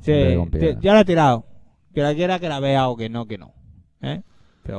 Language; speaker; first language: Spanish; native; Spanish